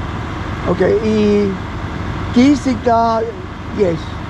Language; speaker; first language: Russian; non-native, learner; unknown